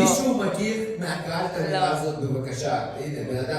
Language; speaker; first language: Hebrew; native; Hebrew